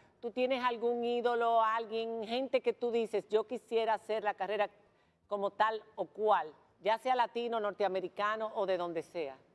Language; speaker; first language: Spanish; native; Spanish